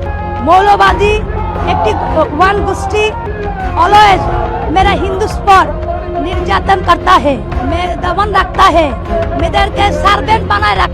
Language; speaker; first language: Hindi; non-native, learner; Bangla